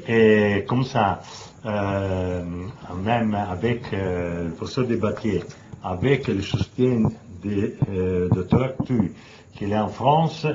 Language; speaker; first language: French; non-native, learner; Italian